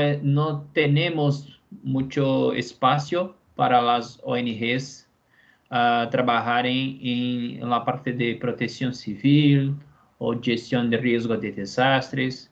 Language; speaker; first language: Spanish; non-native, fluent; Portuguese